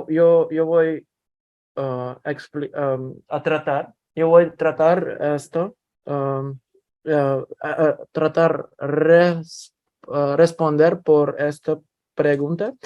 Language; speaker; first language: Spanish; non-native, learner; English